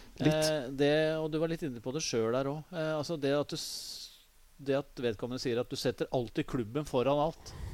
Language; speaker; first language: Norwegian; native; Norwegian